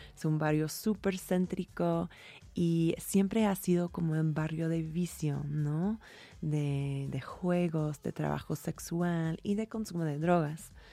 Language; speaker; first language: Spanish; non-native, fluent; English